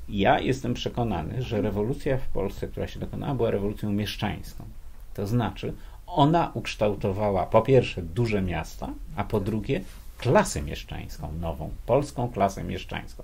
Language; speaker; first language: Polish; native; Polish